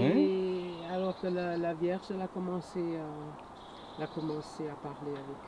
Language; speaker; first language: French; non-native, fluent; Portuguese